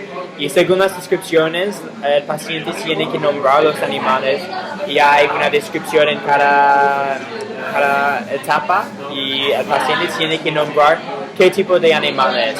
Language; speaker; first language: Spanish; non-native, fluent; English